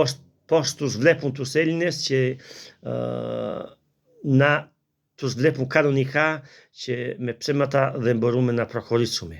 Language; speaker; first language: Greek; non-native, learner; Albanian